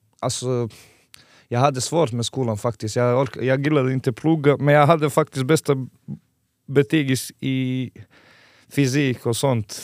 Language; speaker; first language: Swedish; non-native, fluent; Serbian